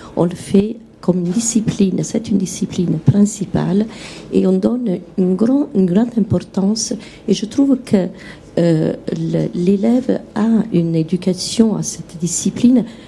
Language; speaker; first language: French; non-native, fluent; Italian